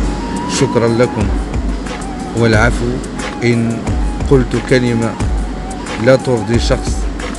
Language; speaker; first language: Arabic; native; Arabic